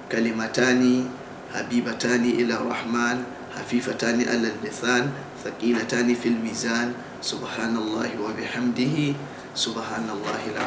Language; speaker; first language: Arabic; non-native, fluent; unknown